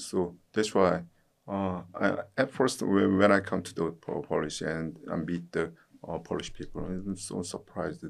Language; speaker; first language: English; non-native, learner; Korean